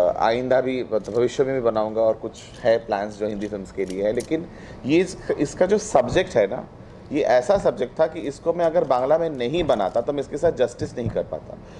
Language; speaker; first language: Hindi; non-native, local second language; Bangla